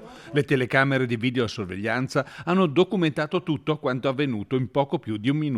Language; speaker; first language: Italian; native; Italian